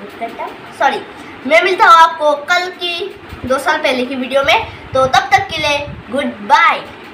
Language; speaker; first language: Hindi; non-native, local second language; Assamese